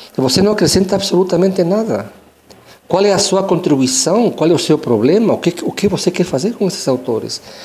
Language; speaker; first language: Portuguese; non-native, fluent; Spanish